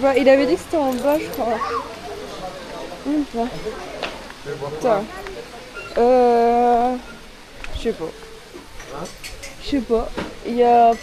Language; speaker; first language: French; native; French